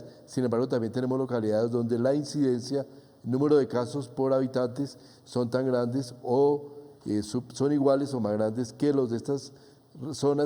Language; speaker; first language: Spanish; native; Spanish